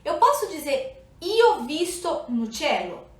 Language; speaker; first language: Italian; non-native, fluent; Portuguese